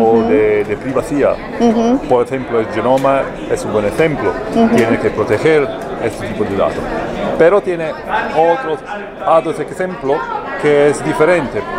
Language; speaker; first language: Spanish; non-native, learner; Italian